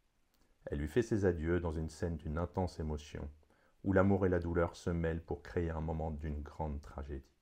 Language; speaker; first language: French; native; French